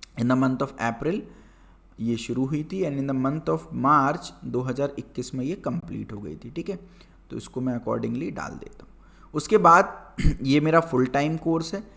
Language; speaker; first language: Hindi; native; Hindi